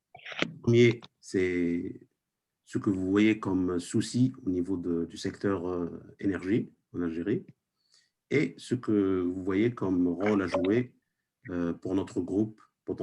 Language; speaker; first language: French; non-native, local second language; Arabic